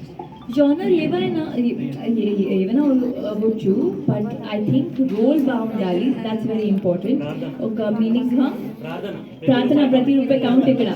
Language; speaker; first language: Telugu; non-native, local second language; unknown